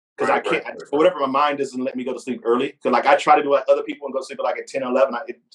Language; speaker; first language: English; native; English